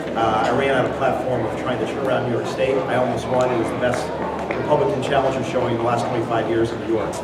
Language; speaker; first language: English; native; English